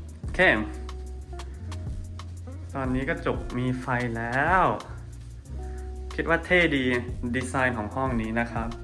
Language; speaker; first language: Thai; non-native, fluent; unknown